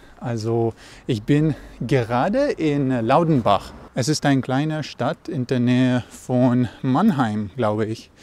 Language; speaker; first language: German; non-native, learner; Russian